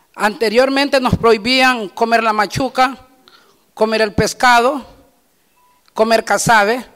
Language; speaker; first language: Spanish; native; Spanish